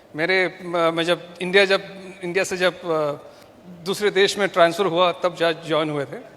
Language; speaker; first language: Hindi; non-native, local second language; Malayalam